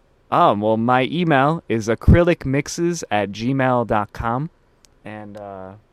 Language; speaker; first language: English; native; English